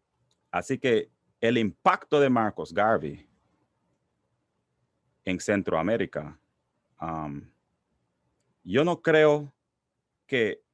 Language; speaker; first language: Spanish; non-native, local second language; English